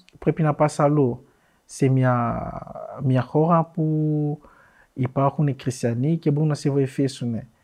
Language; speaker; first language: Greek; non-native, fluent; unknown